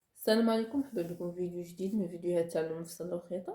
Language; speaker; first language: Arabic; native; Arabic